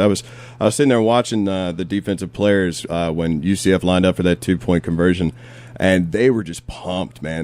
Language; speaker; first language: English; native; English